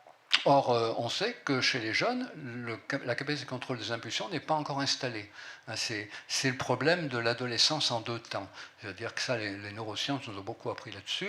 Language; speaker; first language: French; native; French